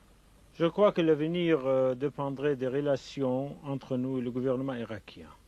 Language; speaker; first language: French; non-native, fluent; Kurdish